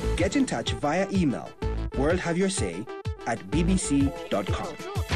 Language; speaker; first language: English; native; English